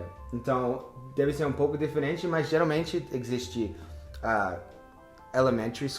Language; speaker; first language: Portuguese; non-native, fluent; English